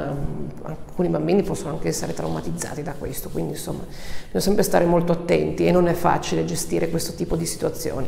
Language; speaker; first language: Italian; native; Italian